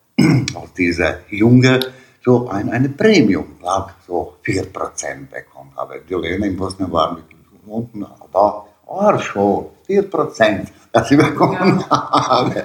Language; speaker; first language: German; non-native, learner; Bosnian